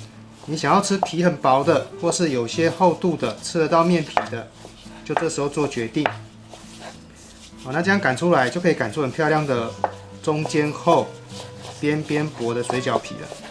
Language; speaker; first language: Chinese; native; Chinese